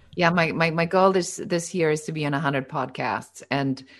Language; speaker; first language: English; non-native, fluent; German